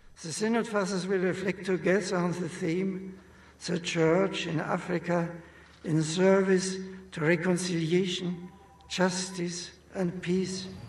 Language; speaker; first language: English; non-native, fluent; German